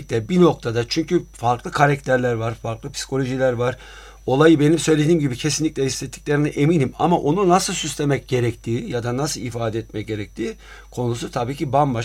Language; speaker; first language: Turkish; native; Turkish